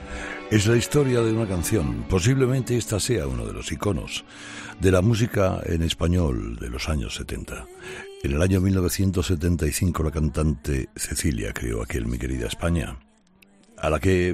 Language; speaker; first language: Spanish; native; Spanish